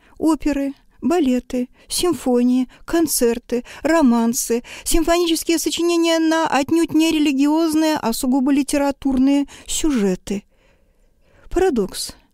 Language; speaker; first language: Russian; native; Russian